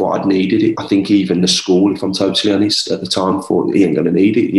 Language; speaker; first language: English; native; English